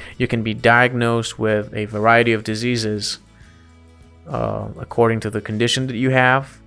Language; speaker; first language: English; non-native, fluent; Persian